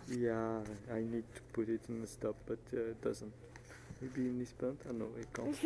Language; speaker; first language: English; non-native, fluent; French